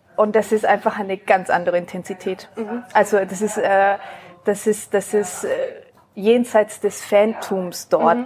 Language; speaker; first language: German; early bilingual, other home language; Spanish